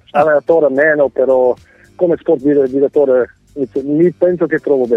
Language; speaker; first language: Italian; non-native, fluent; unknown